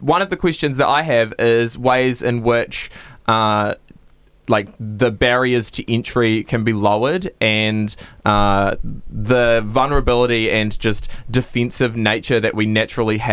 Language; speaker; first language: English; native; English